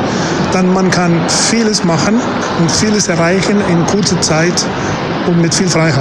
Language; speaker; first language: German; non-native, fluent; Spanish